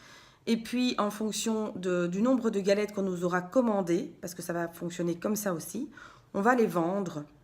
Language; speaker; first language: French; native; French